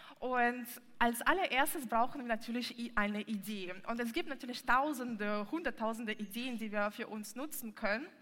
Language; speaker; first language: German; non-native, fluent; Russian